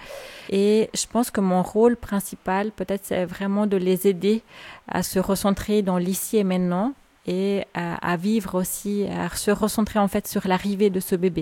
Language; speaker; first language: French; native; French